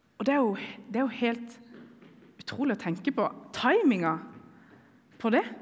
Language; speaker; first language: Norwegian; early bilingual, other home language; Kurdish